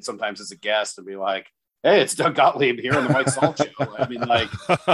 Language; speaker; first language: English; native; English